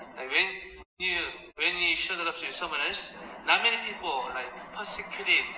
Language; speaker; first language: English; non-native, fluent; Korean